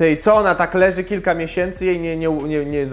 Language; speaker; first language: Polish; native; Polish